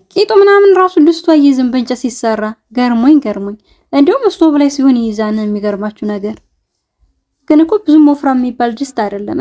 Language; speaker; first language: Amharic; native; Amharic